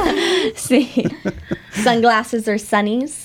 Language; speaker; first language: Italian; non-native, learner; English